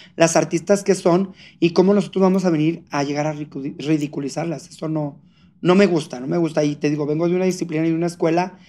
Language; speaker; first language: Spanish; native; Spanish